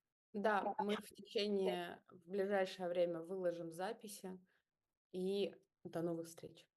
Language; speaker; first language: Russian; native; Russian